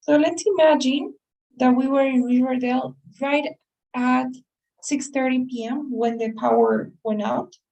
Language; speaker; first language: English; non-native, fluent; Spanish